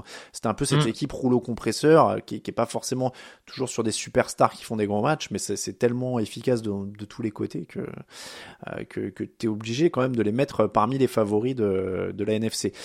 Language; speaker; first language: French; native; French